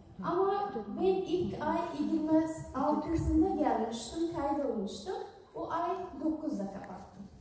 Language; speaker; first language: Turkish; non-native, learner; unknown